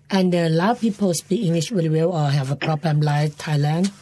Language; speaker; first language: English; non-native, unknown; Thai